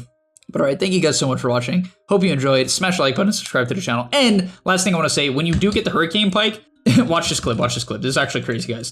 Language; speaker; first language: English; native; English